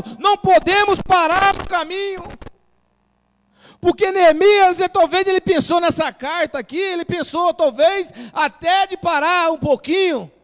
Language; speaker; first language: Portuguese; native; Portuguese